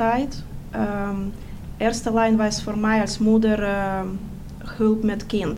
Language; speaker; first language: Dutch; non-native, fluent; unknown